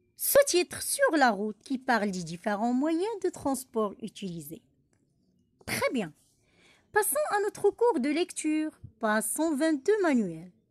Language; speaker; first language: French; non-native, local second language; Arabic